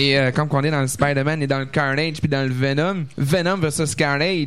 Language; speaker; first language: French; native; French